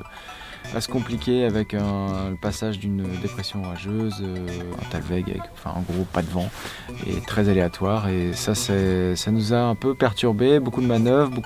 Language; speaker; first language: French; native; French